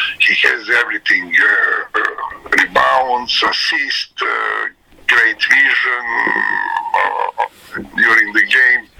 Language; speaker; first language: English; non-native, learner; Serbian